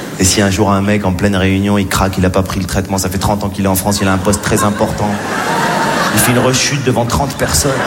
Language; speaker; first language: French; non-native, local second language; Arabic